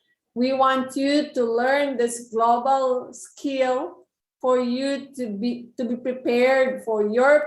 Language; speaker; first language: English; non-native, local second language; Filipino